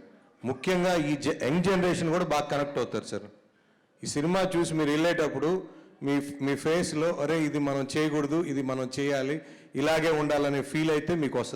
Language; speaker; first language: Telugu; native; Telugu